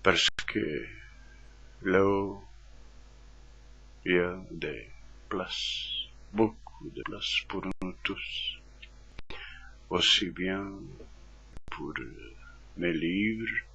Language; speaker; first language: French; non-native, fluent; Croatian